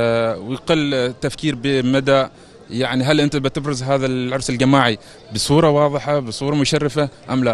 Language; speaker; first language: Arabic; native; Arabic